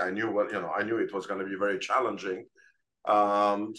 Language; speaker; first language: English; non-native, fluent; Arabic